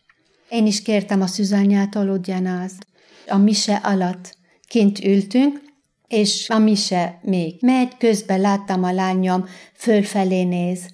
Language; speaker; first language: Hungarian; non-native, fluent; Arabic